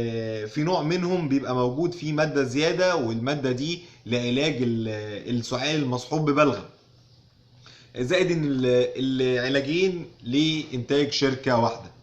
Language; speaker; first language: Arabic; native; Arabic